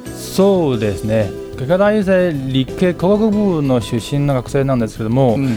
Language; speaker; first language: Japanese; non-native, fluent; Chinese